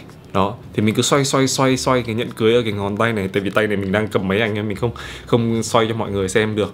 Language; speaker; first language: Vietnamese; native; Vietnamese